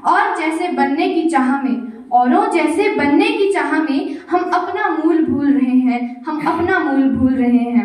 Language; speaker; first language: Hindi; native; Hindi